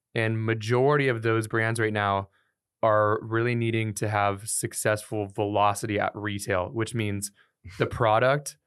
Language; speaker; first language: English; native; English